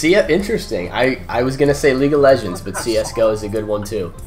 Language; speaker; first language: English; native; English